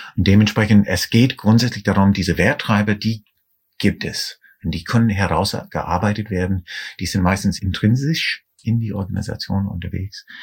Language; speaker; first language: German; non-native, fluent; English